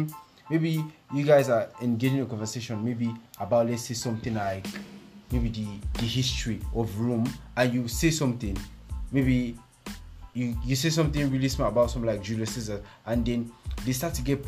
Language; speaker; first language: English; non-native, local second language; Yoruba